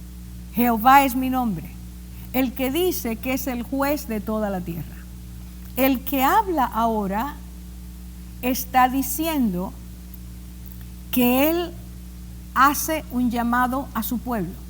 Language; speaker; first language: Spanish; native; Spanish